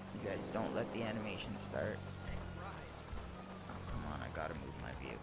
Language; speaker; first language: English; native; English